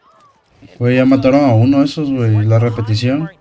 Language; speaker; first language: Spanish; native; Spanish